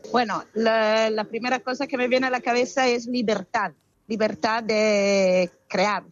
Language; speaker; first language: Spanish; non-native, fluent; Italian